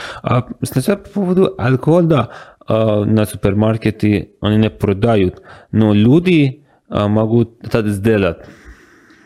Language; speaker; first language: Russian; non-native, learner; Persian